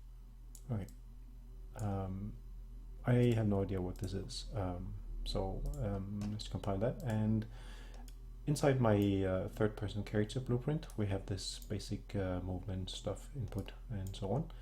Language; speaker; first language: English; non-native, fluent; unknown